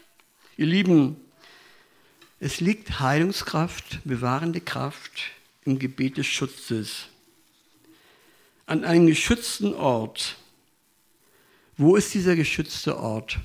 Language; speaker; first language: German; native; German